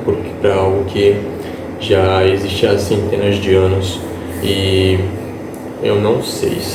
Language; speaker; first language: Portuguese; native; Portuguese